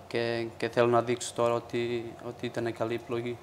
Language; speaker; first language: Greek; non-native, fluent; Portuguese